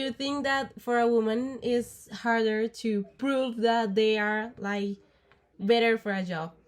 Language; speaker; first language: English; non-native, learner; Spanish